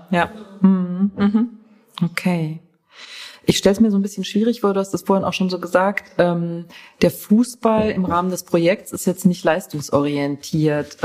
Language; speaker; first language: German; native; German